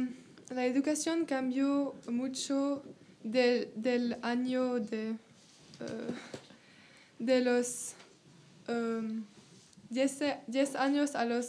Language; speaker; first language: Spanish; non-native, learner; French